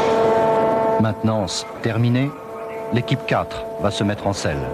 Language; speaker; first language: French; native; French